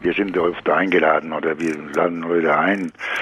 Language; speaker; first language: German; non-native, fluent; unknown